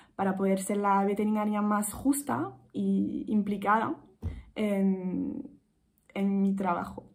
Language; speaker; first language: Spanish; non-native, fluent; French